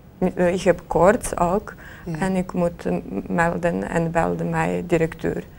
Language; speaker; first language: Dutch; non-native, learner; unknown